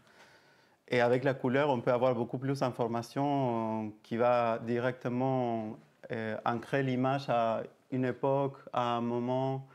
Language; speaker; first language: French; native; French